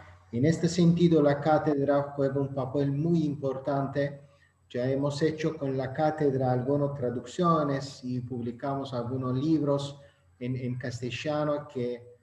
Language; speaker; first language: Spanish; non-native, fluent; Azerbaijani